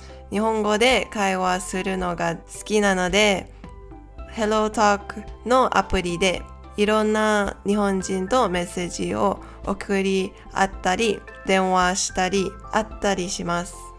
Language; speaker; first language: Japanese; non-native, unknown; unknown